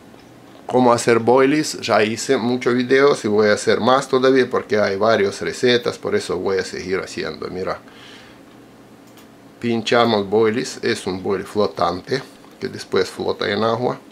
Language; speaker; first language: Spanish; non-native, fluent; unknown